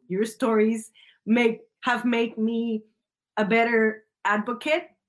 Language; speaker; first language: English; early bilingual, other home language; Spanish